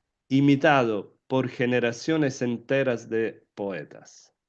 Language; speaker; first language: Spanish; non-native, fluent; Italian